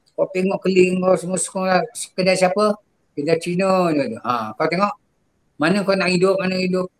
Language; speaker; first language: Malay; non-native, local second language; Javanese